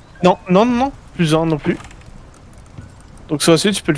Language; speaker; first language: French; native; French